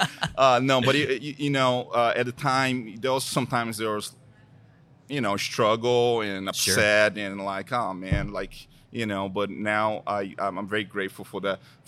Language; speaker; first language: English; non-native, fluent; Portuguese